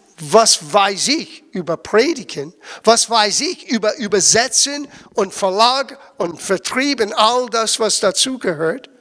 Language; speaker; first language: German; non-native, fluent; English